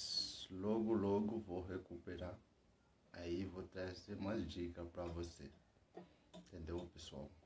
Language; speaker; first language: Portuguese; non-native, learner; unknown